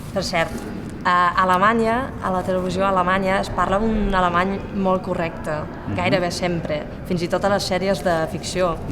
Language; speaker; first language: Catalan; non-native, fluent; German